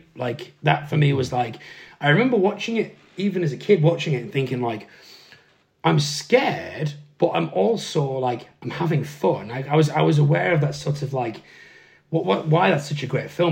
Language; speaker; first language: English; native; English